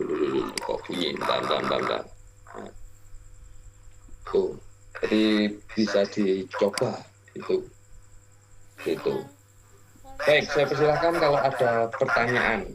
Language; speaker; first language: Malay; non-native, local second language; Javanese